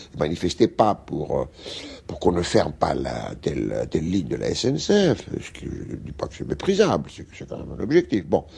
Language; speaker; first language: French; non-native, fluent; Greek